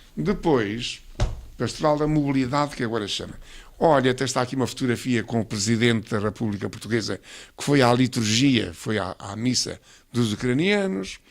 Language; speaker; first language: Portuguese; native; Portuguese